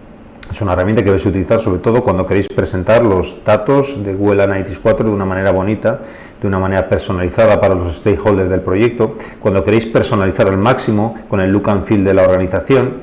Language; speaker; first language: Spanish; native; Spanish